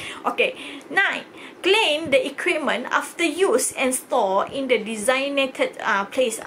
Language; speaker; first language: English; non-native, local second language; Malay